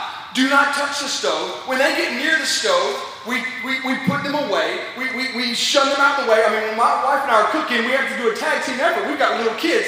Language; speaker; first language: English; native; English